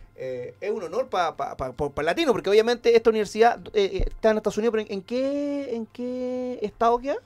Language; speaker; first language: Spanish; native; Spanish